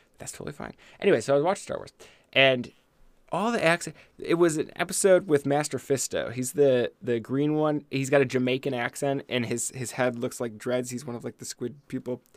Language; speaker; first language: English; native; English